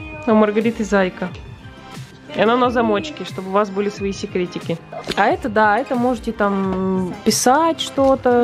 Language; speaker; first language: Russian; native; Russian